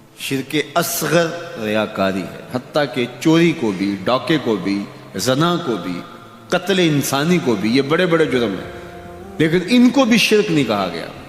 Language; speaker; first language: Urdu; non-native, local second language; Punjabi